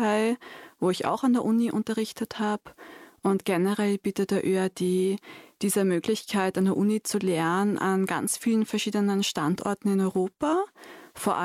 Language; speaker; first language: German; native; German